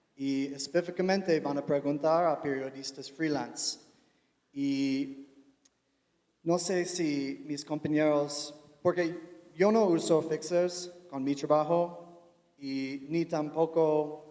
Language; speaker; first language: Spanish; non-native, fluent; English